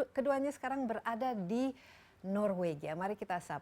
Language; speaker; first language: Indonesian; native; Indonesian